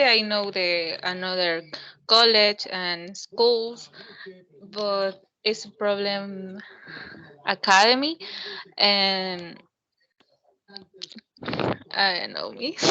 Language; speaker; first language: English; non-native, learner; Spanish